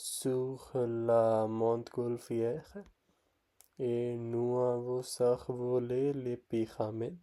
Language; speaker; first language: French; non-native, learner; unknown